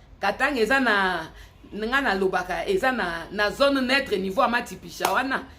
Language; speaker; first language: Lingala; native; Lingala